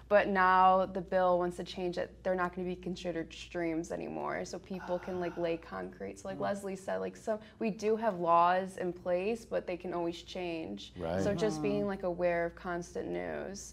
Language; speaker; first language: English; native; English